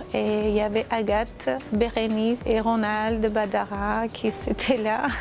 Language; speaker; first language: French; non-native, fluent; Armenian